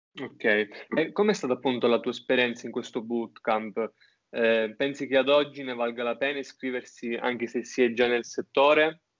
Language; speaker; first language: Italian; native; Italian